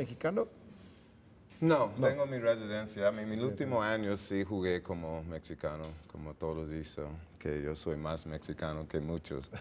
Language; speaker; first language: Spanish; non-native, learner; English